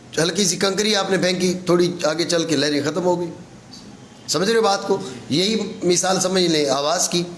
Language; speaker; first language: Urdu; non-native, local second language; Punjabi